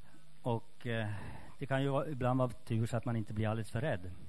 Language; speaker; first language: Swedish; native; Swedish